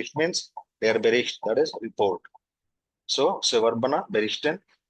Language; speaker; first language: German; non-native, fluent; Hindi